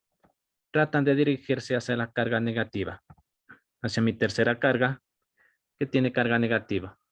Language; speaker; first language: Spanish; native; Spanish